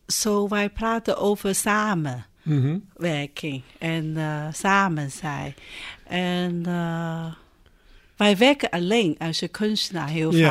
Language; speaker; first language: Dutch; non-native, learner; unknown